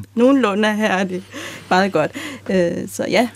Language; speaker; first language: Danish; native; Danish